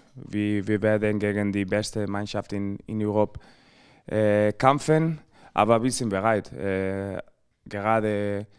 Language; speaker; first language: German; non-native, learner; Spanish